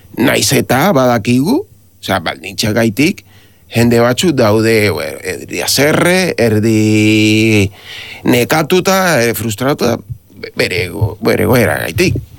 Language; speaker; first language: Basque; non-native, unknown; Spanish